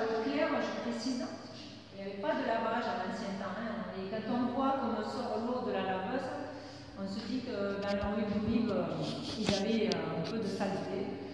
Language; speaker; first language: French; native; French